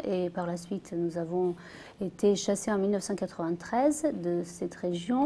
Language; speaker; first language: French; non-native, fluent; Azerbaijani